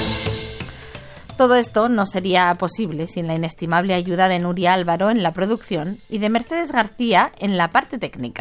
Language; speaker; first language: Spanish; native; Spanish